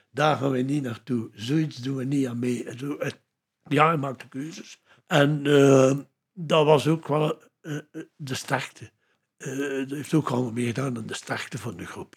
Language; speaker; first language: Dutch; native; Dutch